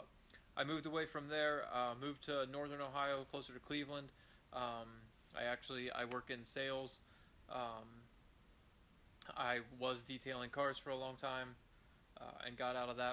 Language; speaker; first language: English; native; English